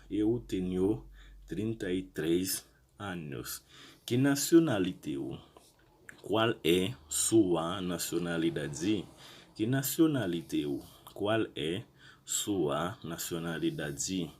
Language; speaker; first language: Portuguese; non-native, learner; Haitian Creole